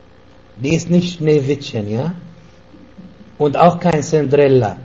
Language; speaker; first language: German; non-native, fluent; Arabic